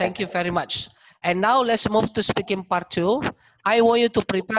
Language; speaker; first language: English; non-native, learner; Indonesian